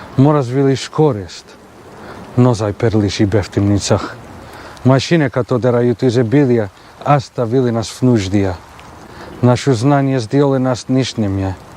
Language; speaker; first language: Russian; non-native, learner; English